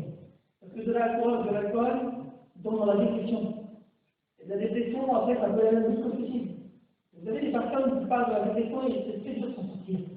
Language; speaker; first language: French; native; French